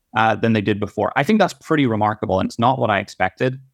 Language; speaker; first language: English; native; English